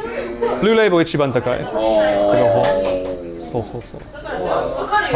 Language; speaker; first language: Japanese; non-native, learner; English